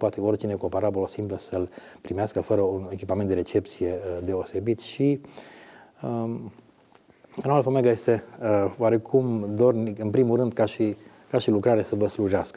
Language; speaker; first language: Romanian; native; Romanian